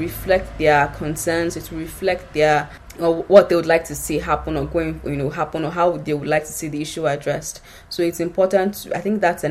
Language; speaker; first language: English; non-native, local second language; Yoruba